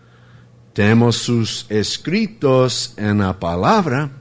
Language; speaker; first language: Spanish; non-native, fluent; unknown